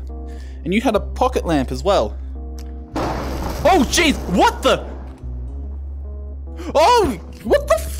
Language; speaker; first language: English; native; English